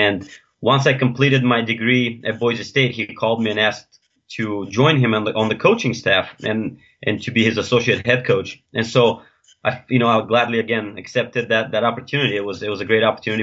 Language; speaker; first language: English; non-native, fluent; Bulgarian